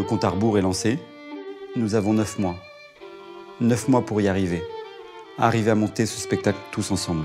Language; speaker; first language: French; native; French